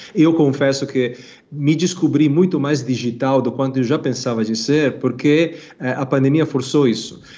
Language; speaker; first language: Portuguese; non-native, fluent; Italian